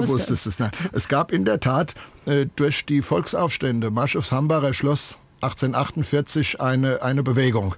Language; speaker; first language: German; native; German